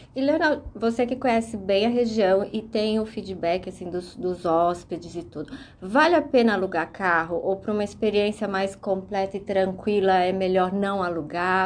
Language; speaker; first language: Portuguese; native; Portuguese